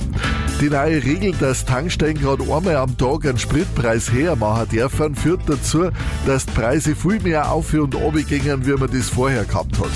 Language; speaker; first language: German; native; German